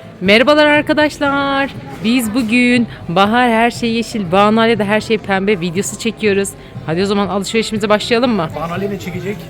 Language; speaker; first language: Turkish; native; Turkish